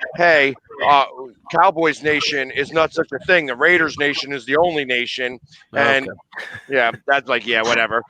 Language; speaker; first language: English; native; English